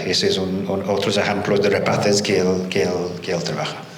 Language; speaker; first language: Spanish; non-native, fluent; English